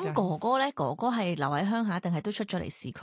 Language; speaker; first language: Cantonese; native; Cantonese